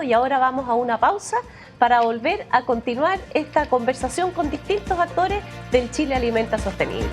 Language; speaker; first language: Spanish; native; Spanish